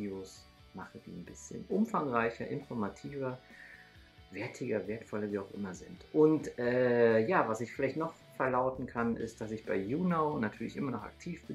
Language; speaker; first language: German; native; German